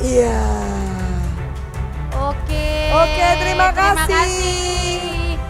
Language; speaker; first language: Indonesian; native; Indonesian